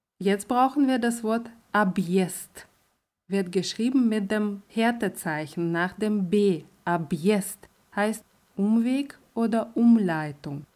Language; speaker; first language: German; non-native, fluent; Russian